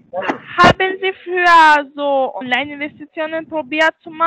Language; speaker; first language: German; non-native, learner; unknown